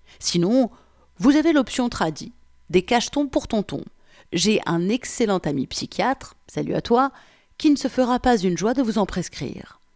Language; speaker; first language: French; native; French